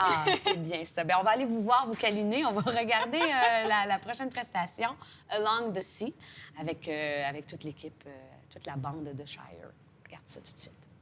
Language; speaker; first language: French; native; French